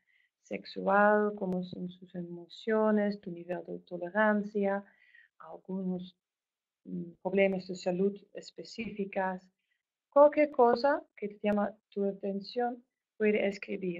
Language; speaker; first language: Spanish; non-native, fluent; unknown